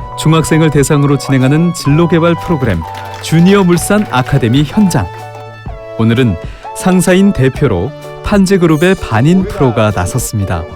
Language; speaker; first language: Korean; native; Korean